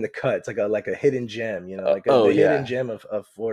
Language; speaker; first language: English; native; English